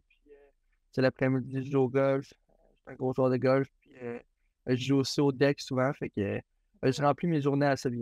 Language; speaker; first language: French; native; French